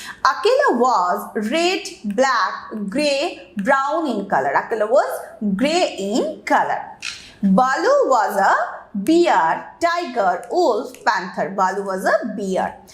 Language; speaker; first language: English; non-native, local second language; Bangla